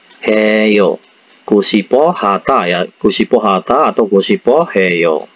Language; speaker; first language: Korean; non-native, fluent; Indonesian